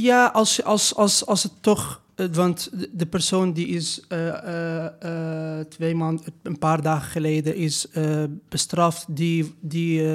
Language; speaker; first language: Dutch; non-native, learner; Persian